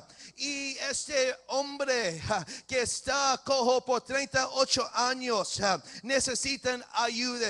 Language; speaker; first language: Spanish; early bilingual, heritage; English